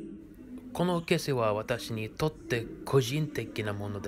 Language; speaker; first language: Japanese; non-native, learner; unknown